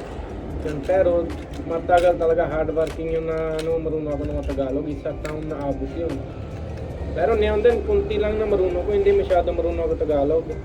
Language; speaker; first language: Filipino; non-native, learner; Punjabi